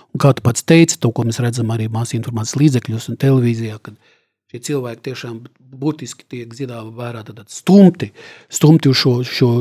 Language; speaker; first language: Latvian; native; Latvian